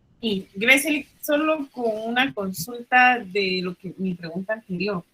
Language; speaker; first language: Spanish; native; Spanish